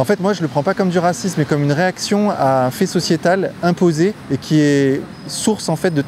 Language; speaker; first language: French; native; French